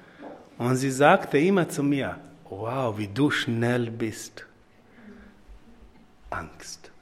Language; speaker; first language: German; non-native, fluent; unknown